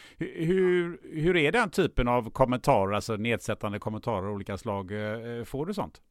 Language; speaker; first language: Swedish; non-native, local second language; German